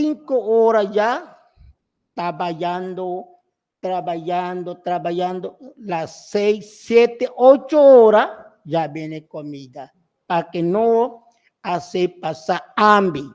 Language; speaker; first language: Spanish; non-native, local second language; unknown